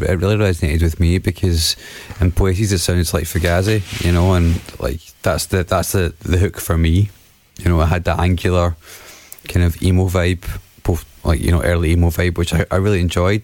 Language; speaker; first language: English; native; English